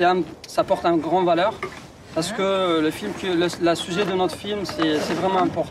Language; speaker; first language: French; non-native, fluent; Kurdish